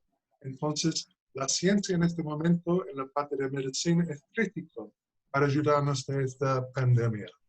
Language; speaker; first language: Spanish; non-native, fluent; English